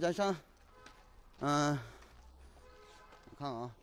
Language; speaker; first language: Chinese; native; Chinese